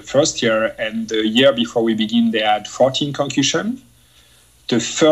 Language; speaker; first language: English; non-native, fluent; French